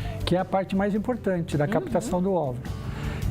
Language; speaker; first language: Portuguese; native; Portuguese